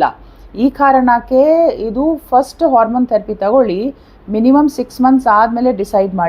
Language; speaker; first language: Kannada; non-native, learner; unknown